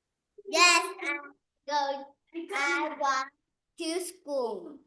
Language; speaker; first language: English; non-native, learner; Vietnamese